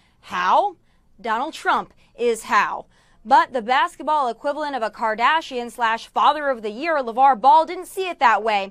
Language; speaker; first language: English; native; English